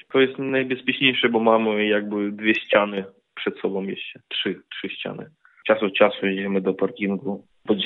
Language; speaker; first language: Polish; non-native, fluent; Ukrainian